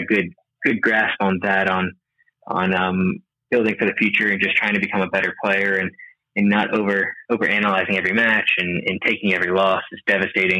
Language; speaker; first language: English; native; English